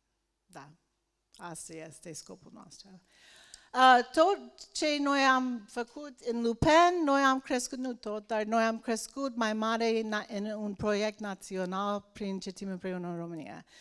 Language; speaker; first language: Romanian; non-native, learner; English